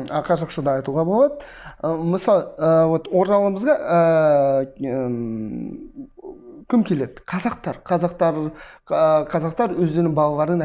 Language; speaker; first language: Kazakh; non-native, fluent; Russian